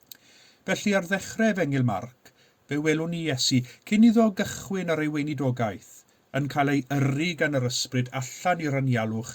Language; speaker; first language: Welsh; native; Welsh